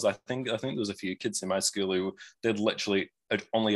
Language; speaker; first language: English; native; English